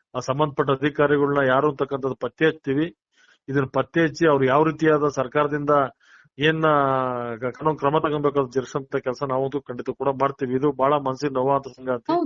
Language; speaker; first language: Kannada; native; Kannada